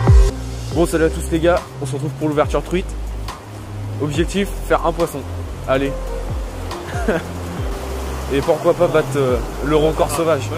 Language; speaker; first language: French; native; French